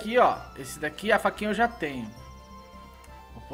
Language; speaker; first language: Portuguese; native; Portuguese